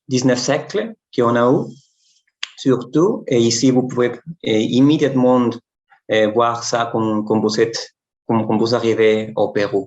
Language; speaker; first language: French; non-native, fluent; Spanish